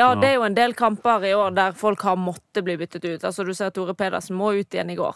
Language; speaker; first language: Norwegian; native; Norwegian